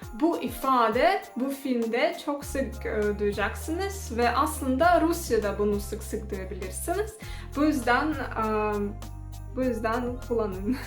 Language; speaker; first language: Turkish; non-native, fluent; Russian